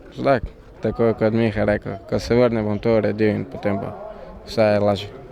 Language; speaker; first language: Slovenian; native; Slovenian